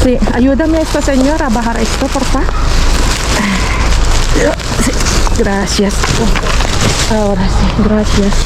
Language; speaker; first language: Spanish; non-native, fluent; Filipino